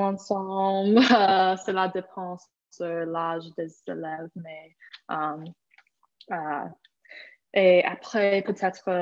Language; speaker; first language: French; non-native, fluent; English